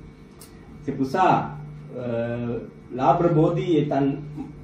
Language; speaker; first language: French; non-native, learner; Sinhala